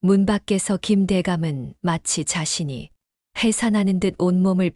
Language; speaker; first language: Korean; native; Korean